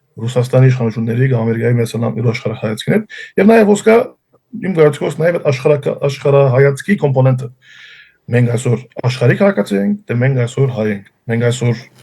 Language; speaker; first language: Armenian; early bilingual, heritage; Armenian